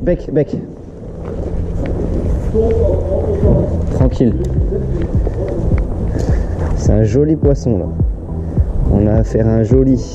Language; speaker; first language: French; native; French